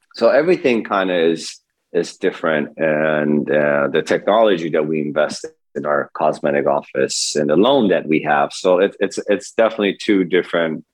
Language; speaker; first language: English; early bilingual, other home language; Persian